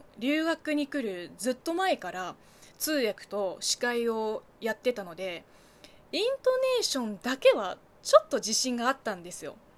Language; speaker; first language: Japanese; non-native, fluent; Chinese